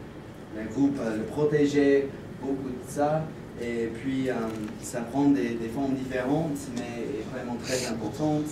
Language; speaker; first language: French; non-native, learner; English